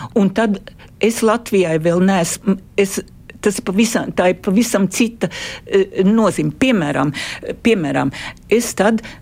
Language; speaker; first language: Latvian; early bilingual, heritage; Latvian